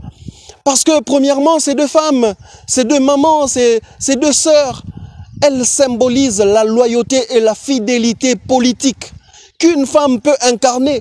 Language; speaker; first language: French; non-native, local second language; Swahili